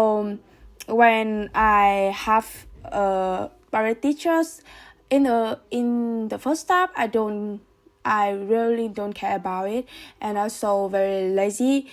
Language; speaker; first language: English; non-native, learner; Vietnamese